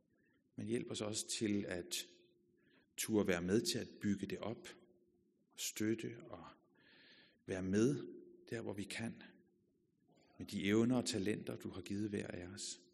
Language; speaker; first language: Danish; native; Danish